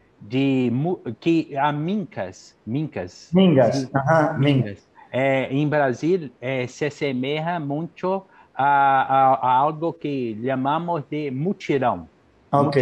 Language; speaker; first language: Portuguese; non-native, fluent; Spanish